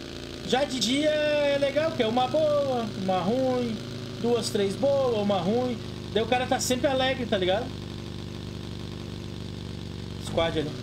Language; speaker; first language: Portuguese; native; Portuguese